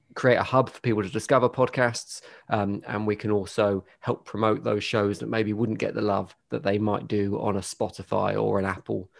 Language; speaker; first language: English; native; English